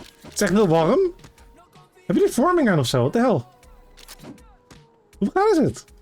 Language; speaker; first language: Dutch; native; Dutch